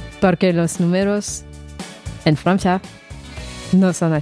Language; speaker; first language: Spanish; non-native, learner; French